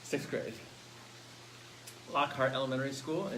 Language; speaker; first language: English; native; English